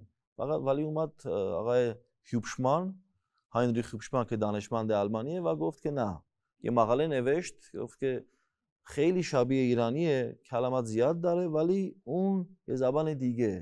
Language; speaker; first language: Persian; non-native, fluent; Armenian